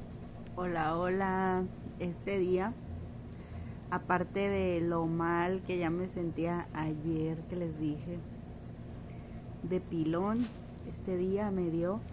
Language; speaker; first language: Spanish; native; Spanish